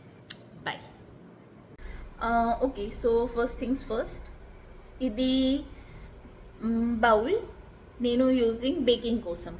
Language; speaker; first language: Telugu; non-native, learner; Marathi